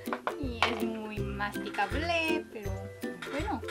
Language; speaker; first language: Spanish; non-native, fluent; Korean